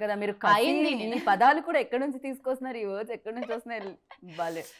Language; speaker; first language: Telugu; native; Telugu